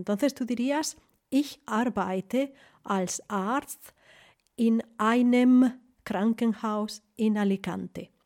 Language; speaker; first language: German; non-native, fluent; Spanish